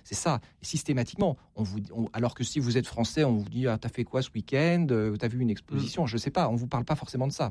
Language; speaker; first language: French; native; French